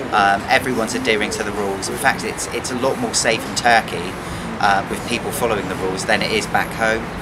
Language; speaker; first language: English; native; English